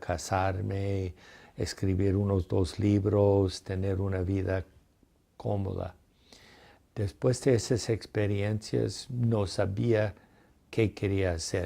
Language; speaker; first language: Spanish; non-native, fluent; English